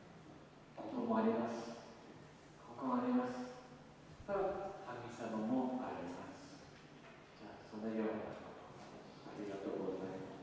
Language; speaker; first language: Japanese; non-native, learner; English